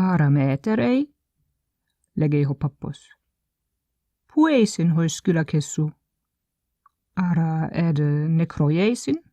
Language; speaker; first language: Greek; non-native, fluent; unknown